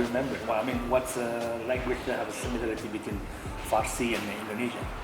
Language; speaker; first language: English; non-native, learner; Indonesian